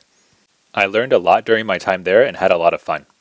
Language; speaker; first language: English; native; English